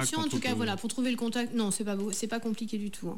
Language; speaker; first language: French; native; French